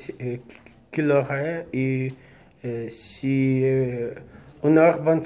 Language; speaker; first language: French; non-native, learner; Portuguese